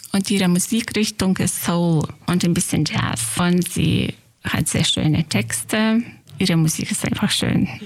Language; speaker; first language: German; non-native, fluent; Lithuanian